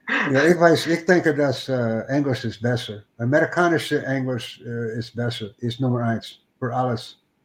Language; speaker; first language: German; non-native, learner; English